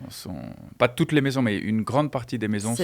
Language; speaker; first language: French; non-native, fluent; Portuguese